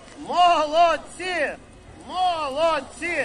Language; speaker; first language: Ukrainian; native; Ukrainian